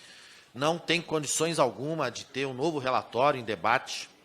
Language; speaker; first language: Portuguese; native; Portuguese